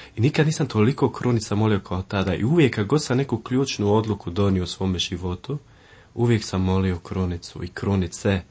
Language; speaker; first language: Croatian; early bilingual, heritage; Croatian